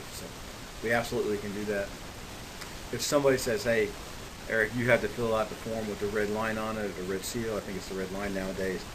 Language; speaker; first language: English; native; English